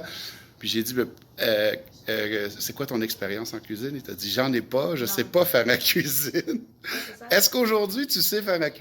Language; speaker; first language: French; native; French